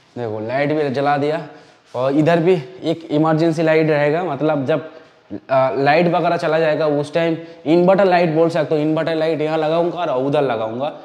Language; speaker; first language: Hindi; non-native, local second language; Bangla